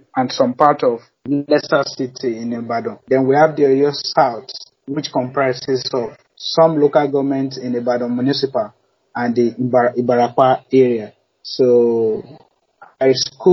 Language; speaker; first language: English; non-native, local second language; Yoruba